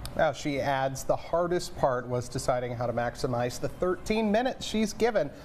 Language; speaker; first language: English; native; English